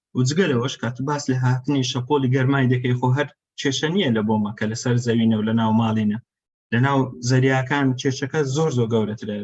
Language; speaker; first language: Central Kurdish; non-native, local second language; Kurdish